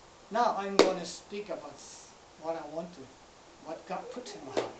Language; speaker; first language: English; non-native, fluent; Japanese